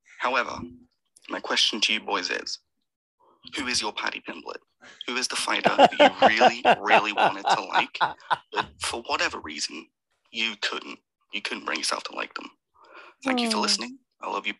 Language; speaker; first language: English; native; English